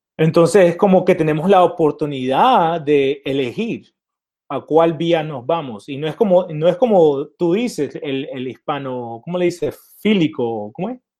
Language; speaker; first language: Spanish; early bilingual, heritage; Spanish